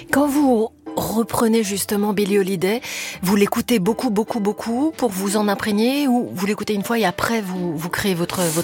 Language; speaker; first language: French; native; French